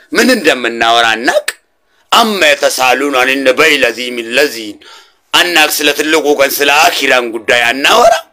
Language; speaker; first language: Amharic; non-native, local second language; Oromo